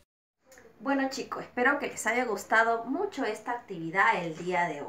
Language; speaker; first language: Spanish; native; Spanish